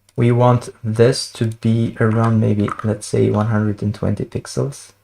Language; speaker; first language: English; non-native, fluent; Albanian